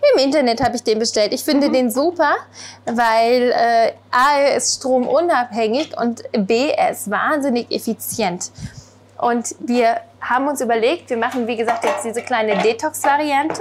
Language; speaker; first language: German; native; German